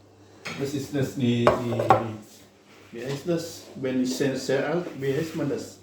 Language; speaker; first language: German; non-native, learner; Filipino